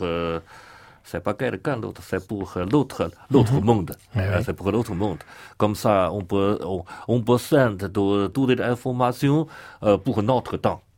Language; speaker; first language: French; non-native, learner; Chinese